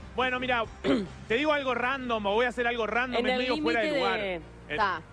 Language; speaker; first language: Spanish; native; Spanish